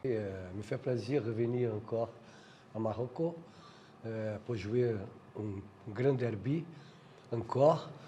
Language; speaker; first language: French; non-native, fluent; Portuguese